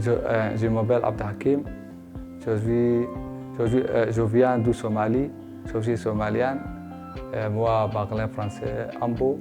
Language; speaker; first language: French; non-native, learner; Somali